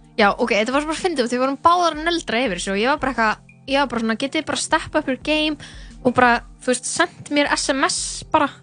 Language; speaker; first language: Icelandic; native; Icelandic